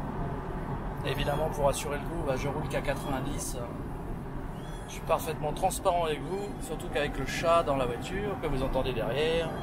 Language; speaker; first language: French; native; French